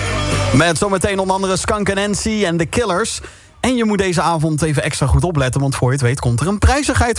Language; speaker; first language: Dutch; native; Dutch